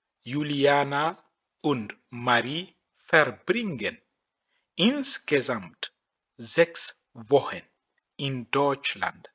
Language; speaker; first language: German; non-native, fluent; French